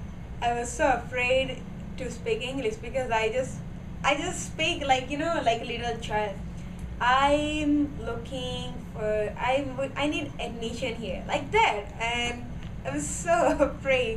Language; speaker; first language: English; non-native, learner; Gujarati